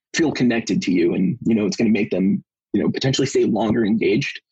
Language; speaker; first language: English; native; English